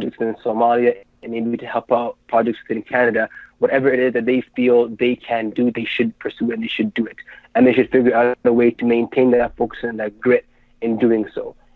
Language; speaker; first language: English; native; English